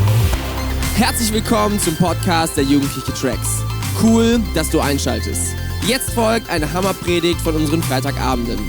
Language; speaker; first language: German; native; German